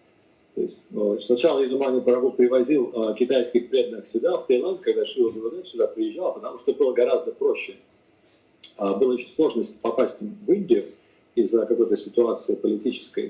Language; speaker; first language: Russian; native; Russian